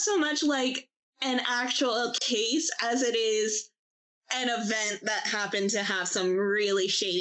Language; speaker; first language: English; native; English